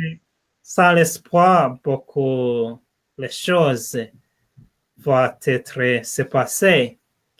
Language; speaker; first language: French; non-native, learner; English